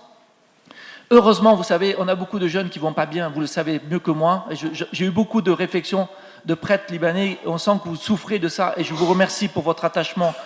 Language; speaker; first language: French; native; French